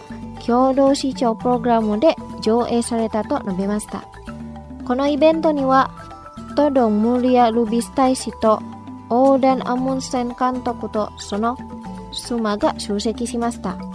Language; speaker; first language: Japanese; non-native, fluent; Indonesian